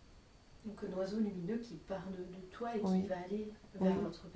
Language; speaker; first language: French; native; French